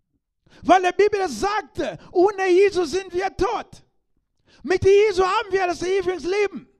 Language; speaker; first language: German; non-native, learner; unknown